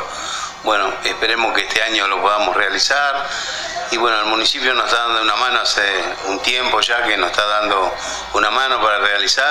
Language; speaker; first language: Spanish; native; Spanish